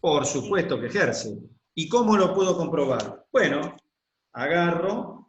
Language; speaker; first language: Spanish; native; Spanish